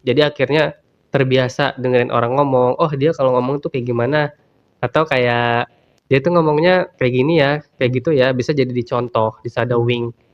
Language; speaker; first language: Indonesian; native; Indonesian